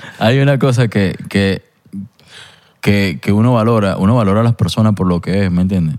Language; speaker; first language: Spanish; native; Spanish